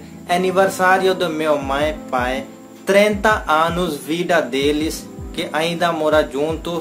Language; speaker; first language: Portuguese; non-native, learner; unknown